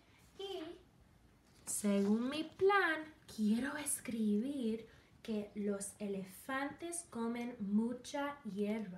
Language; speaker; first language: Spanish; non-native, fluent; English